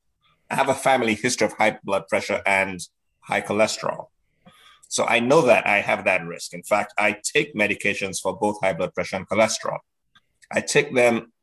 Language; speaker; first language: English; non-native, local second language; Yoruba